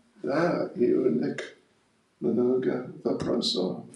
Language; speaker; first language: Russian; non-native, learner; English